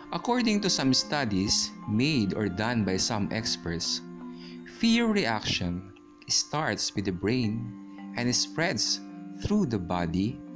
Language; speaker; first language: English; non-native, local second language; Filipino